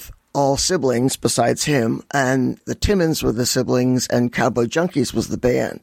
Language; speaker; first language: English; native; English